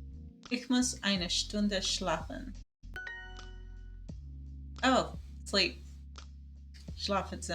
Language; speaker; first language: German; non-native, learner; Spanish